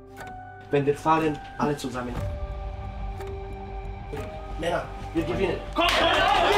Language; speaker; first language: German; non-native, learner; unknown